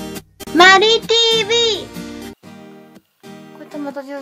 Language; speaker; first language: Japanese; native; Japanese